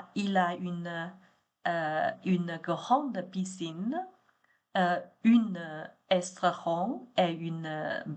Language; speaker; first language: French; non-native, learner; Chinese